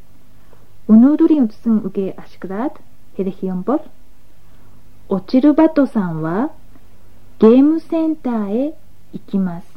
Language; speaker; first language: Mongolian; non-native, fluent; Japanese